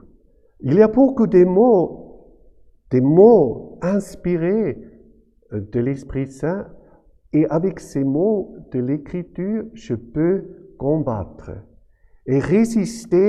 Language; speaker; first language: French; non-native, fluent; German